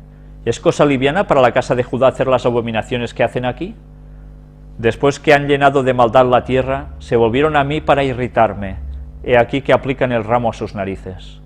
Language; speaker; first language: Spanish; native; Spanish